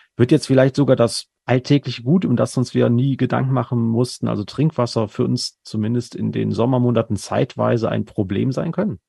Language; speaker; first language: German; native; German